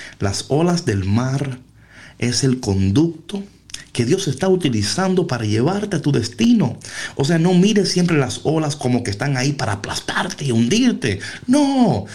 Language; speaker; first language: Spanish; early bilingual, heritage; Spanish